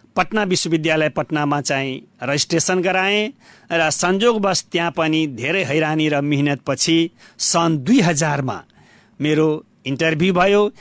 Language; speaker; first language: Nepali; non-native, local second language; Bhojpuri